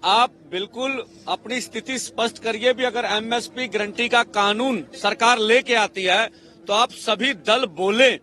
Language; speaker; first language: Hindi; non-native, local second language; Punjabi